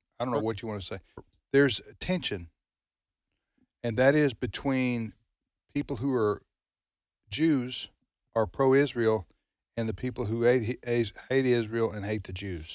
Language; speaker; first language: English; native; English